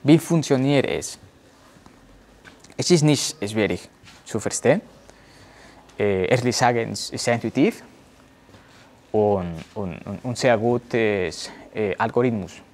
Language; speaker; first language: German; non-native, learner; Spanish